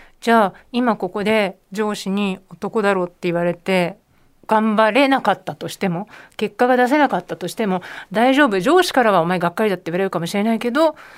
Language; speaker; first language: Japanese; native; Japanese